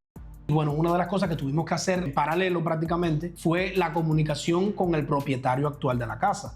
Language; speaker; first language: Spanish; native; Spanish